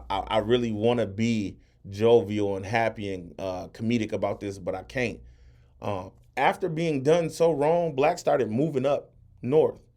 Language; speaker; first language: English; native; English